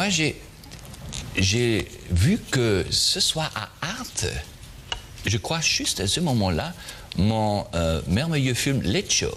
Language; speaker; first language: French; non-native, learner; German